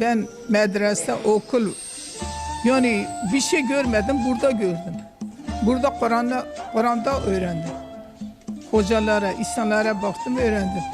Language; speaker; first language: Turkish; non-native, local second language; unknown